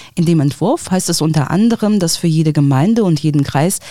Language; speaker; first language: German; early bilingual, other home language; Russian